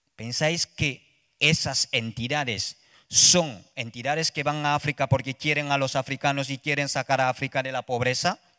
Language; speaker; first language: Spanish; non-native, fluent; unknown